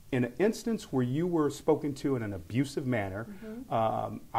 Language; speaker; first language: English; native; English